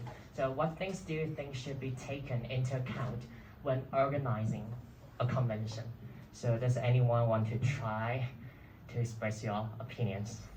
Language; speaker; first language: English; non-native, learner; Chinese